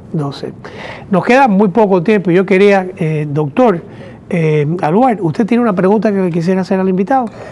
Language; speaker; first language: Spanish; native; Spanish